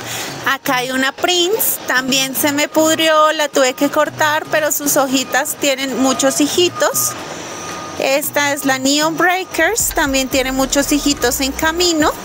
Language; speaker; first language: Spanish; native; Spanish